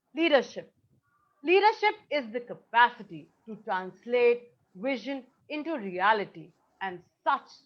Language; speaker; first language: English; non-native, local second language; Hindi